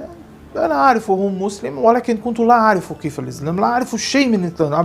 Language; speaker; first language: Arabic; non-native, learner; Portuguese